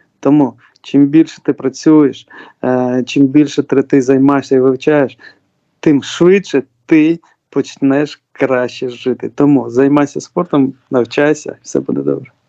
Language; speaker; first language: Ukrainian; early bilingual, other home language; Georgian